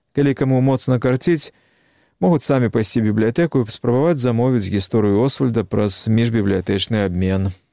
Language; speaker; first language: Belarusian; native; Belarusian